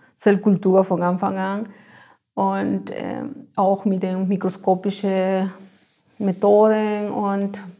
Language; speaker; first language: German; non-native, fluent; Spanish